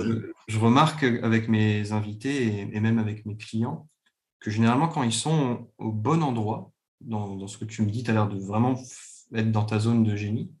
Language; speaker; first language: French; native; French